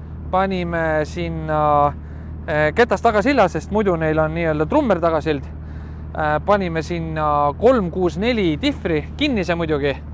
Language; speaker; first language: Estonian; native; Estonian